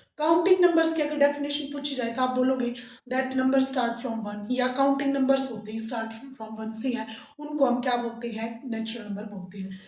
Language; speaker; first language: Hindi; native; Hindi